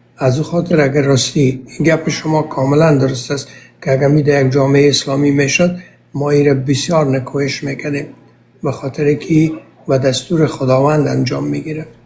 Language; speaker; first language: Persian; native; Persian